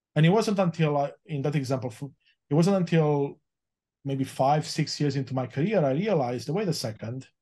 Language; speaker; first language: English; early bilingual, other home language; Romanian